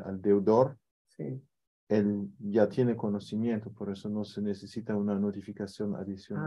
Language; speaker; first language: Spanish; non-native, fluent; German